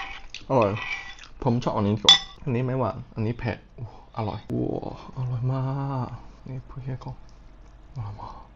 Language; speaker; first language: Thai; non-native, learner; English